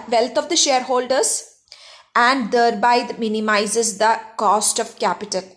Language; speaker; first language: English; non-native, local second language; Malayalam